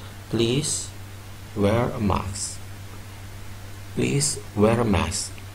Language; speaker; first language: English; non-native, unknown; Indonesian